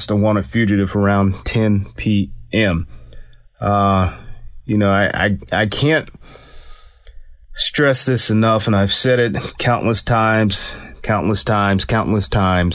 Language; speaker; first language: English; native; English